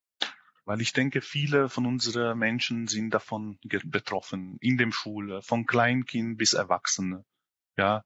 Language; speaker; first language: German; non-native, fluent; Hungarian